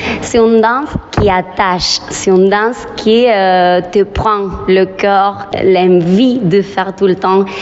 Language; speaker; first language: French; non-native, fluent; Spanish